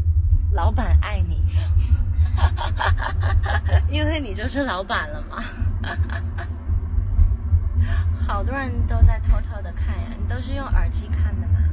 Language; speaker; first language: Chinese; non-native, local second language; Cantonese